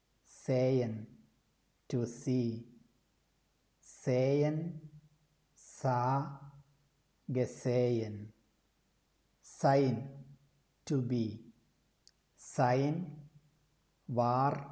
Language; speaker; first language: German; non-native, fluent; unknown